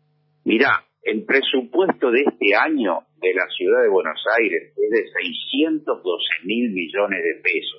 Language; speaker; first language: Spanish; native; Spanish